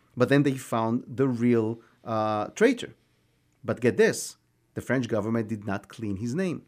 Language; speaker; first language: English; non-native, fluent; Hebrew